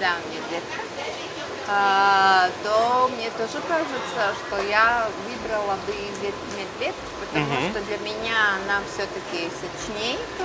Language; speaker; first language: Russian; non-native, fluent; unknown